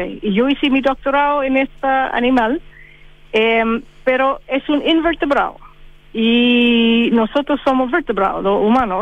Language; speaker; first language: Spanish; non-native, fluent; English